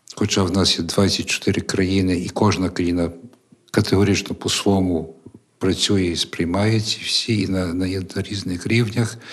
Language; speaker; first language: Ukrainian; early bilingual, heritage; Ukrainian